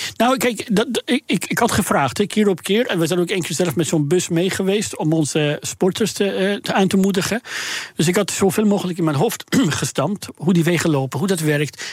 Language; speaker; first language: Dutch; non-native, fluent; Persian